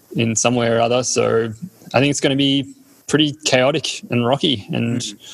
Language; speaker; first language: English; native; English